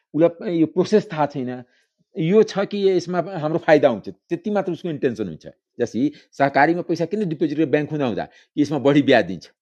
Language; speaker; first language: Nepali; non-native, local second language; Maithili